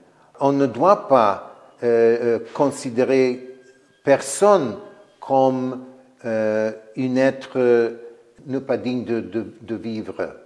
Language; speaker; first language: French; non-native, fluent; Ukrainian